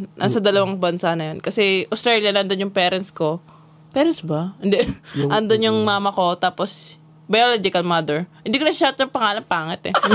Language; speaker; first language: Filipino; native; Filipino